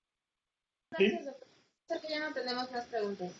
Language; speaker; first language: Spanish; native; Spanish